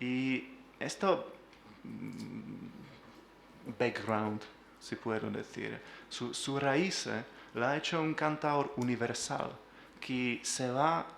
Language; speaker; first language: Spanish; non-native, learner; Czech